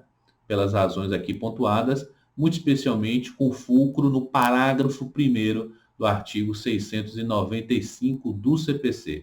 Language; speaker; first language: Portuguese; native; Portuguese